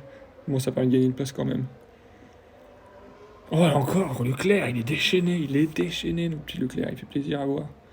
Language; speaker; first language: French; native; French